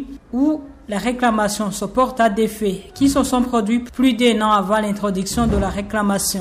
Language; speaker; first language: French; non-native, local second language; Rundi